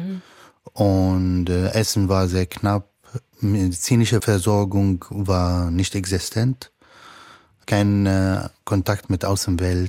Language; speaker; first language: German; non-native, fluent; Arabic